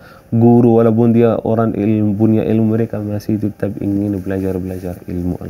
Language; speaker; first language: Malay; non-native, fluent; Arabic